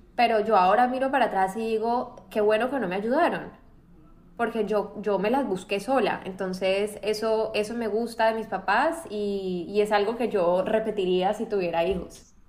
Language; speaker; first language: Spanish; native; Spanish